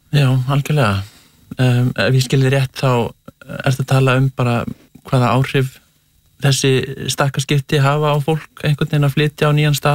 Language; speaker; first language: Icelandic; native; Icelandic